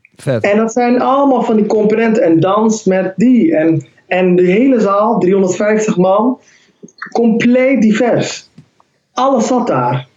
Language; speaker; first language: Dutch; early bilingual, other home language; Somali